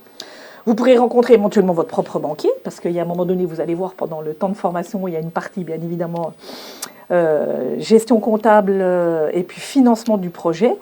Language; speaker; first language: French; native; French